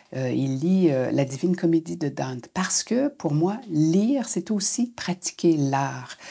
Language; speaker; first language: French; native; French